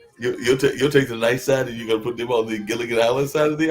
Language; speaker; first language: English; native; English